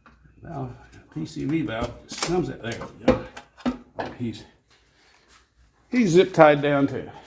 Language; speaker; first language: English; native; English